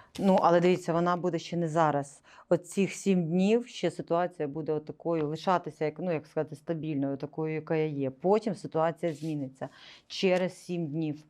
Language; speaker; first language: Ukrainian; non-native, local second language; Russian